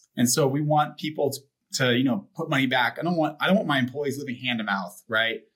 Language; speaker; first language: English; native; English